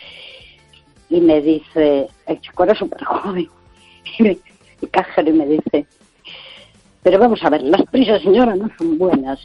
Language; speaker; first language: Spanish; native; Spanish